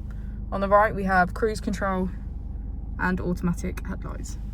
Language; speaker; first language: English; native; English